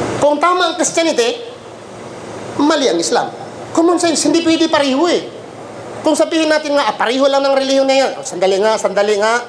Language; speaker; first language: Filipino; non-native, local second language; Cebuano